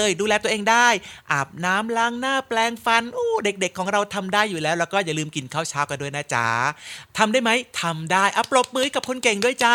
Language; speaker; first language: Thai; native; Thai